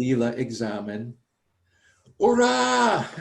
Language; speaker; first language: Russian; non-native, learner; English